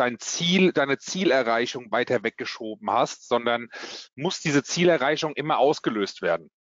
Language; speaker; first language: German; native; German